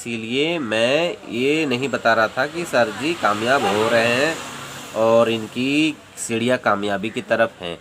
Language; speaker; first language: Hindi; native; Hindi